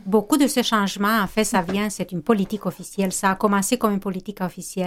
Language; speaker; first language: French; non-native, fluent; Romanian